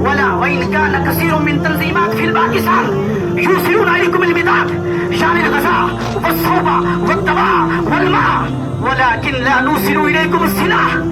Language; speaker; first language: Arabic; non-native, fluent; Urdu